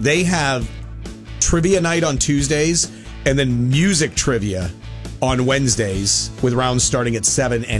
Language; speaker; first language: English; native; English